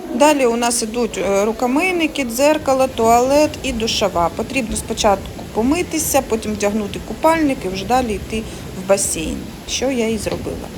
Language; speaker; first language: Ukrainian; non-native, local second language; Russian